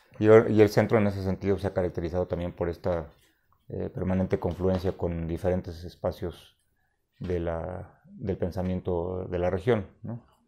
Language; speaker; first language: Spanish; native; Spanish